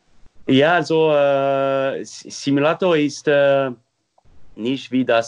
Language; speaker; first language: German; non-native, local second language; French